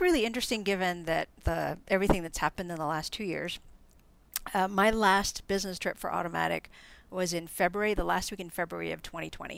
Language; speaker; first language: English; non-native, local second language; Filipino